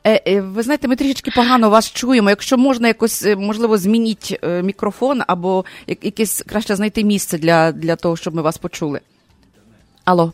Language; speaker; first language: Ukrainian; native; Ukrainian